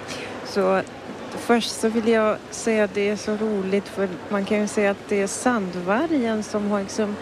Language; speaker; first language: Swedish; non-native, fluent; Polish